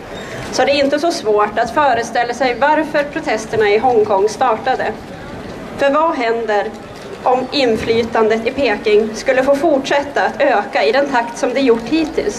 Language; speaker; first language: Swedish; native; Swedish